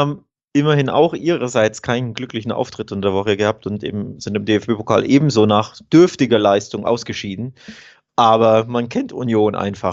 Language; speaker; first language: German; native; German